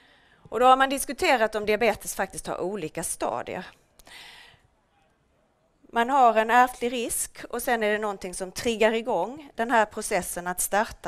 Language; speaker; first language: Swedish; native; Swedish